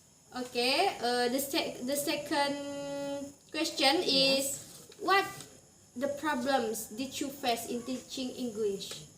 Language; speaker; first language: English; non-native, learner; Indonesian